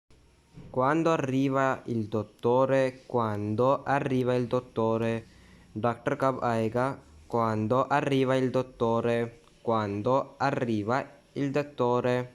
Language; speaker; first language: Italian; non-native, fluent; Urdu